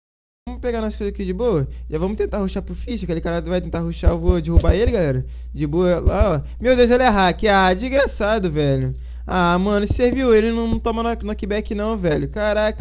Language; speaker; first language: Portuguese; native; Portuguese